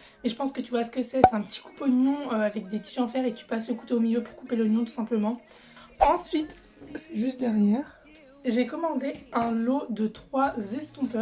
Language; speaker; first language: French; native; French